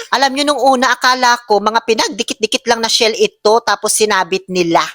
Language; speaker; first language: Filipino; native; Filipino